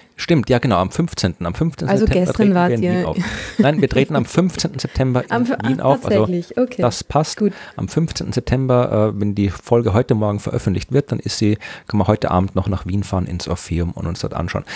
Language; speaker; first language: German; native; German